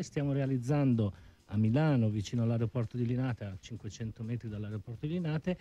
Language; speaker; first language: Italian; native; Italian